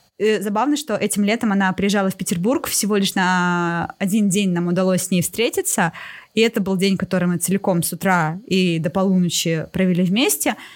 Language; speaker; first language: Russian; native; Russian